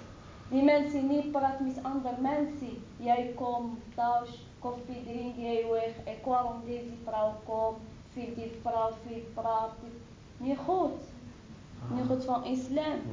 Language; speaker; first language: Dutch; non-native, learner; Arabic